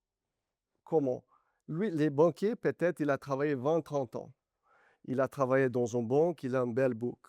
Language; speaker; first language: French; non-native, learner; Portuguese